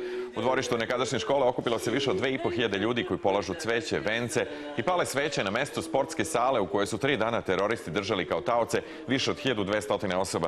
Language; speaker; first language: Serbian; native; Serbian